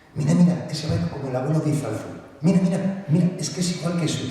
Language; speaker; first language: Spanish; native; Spanish